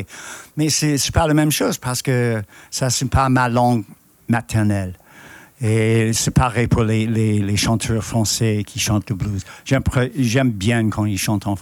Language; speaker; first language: French; non-native, fluent; English